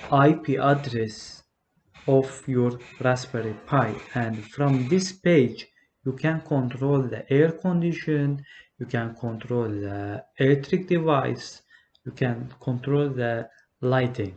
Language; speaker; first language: English; non-native, learner; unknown